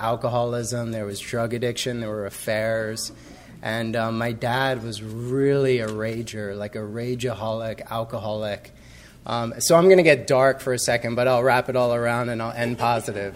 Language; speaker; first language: English; native; English